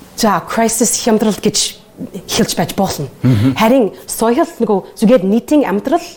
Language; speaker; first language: Mongolian; non-native, fluent; English